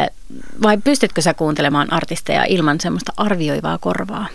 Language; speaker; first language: Finnish; native; Finnish